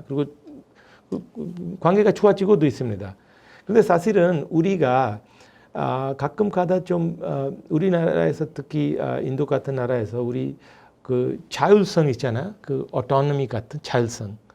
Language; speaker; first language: Korean; non-native, fluent; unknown